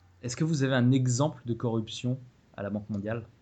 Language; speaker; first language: French; native; French